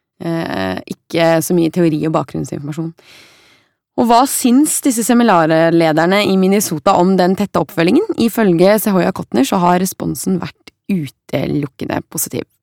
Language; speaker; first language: Norwegian; native; Norwegian